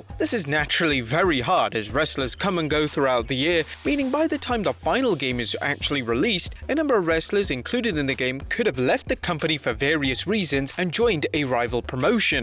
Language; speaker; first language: English; native; English